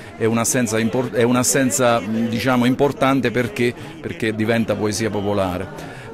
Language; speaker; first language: Italian; native; Italian